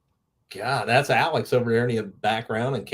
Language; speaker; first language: English; native; English